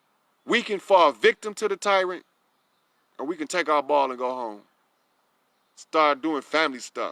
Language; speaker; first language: English; native; English